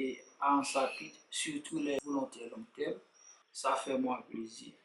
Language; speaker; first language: French; non-native, local second language; Haitian Creole